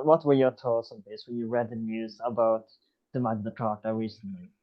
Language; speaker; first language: English; non-native, fluent; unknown